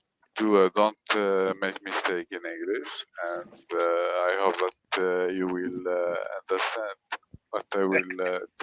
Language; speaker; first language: English; non-native, learner; French